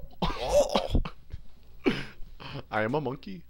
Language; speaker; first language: English; native; English